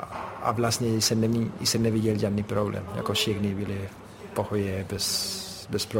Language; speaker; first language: Czech; non-native, fluent; Spanish